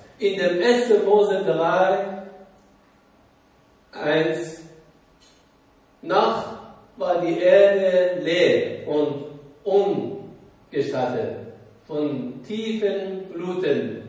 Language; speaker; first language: German; non-native, learner; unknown